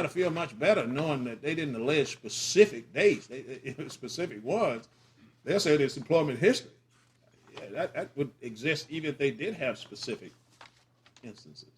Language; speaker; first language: English; native; English